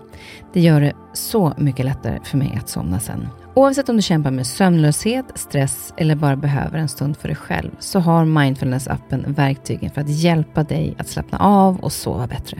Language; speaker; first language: Swedish; native; Swedish